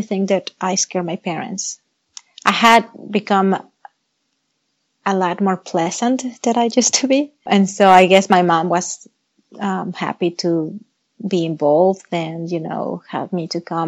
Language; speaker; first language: English; non-native, fluent; Spanish